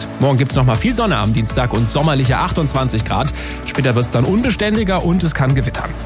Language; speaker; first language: German; native; German